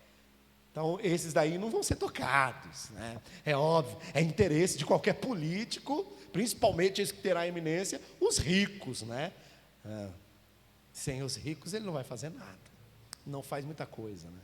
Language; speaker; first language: Portuguese; native; Portuguese